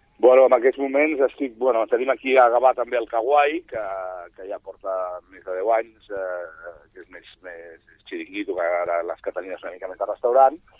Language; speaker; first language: Catalan; non-native, local second language; Spanish